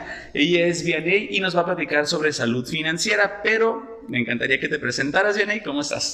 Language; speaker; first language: Spanish; native; Spanish